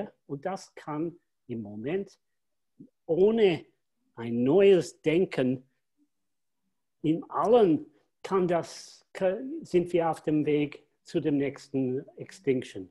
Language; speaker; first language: German; non-native, fluent; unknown